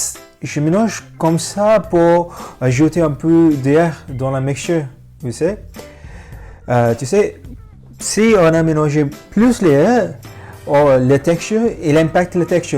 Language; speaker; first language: French; non-native, fluent; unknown